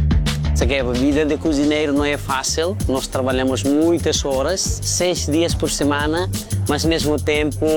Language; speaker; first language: Portuguese; non-native, learner; Nepali